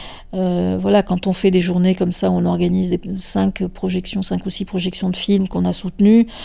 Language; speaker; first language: French; native; French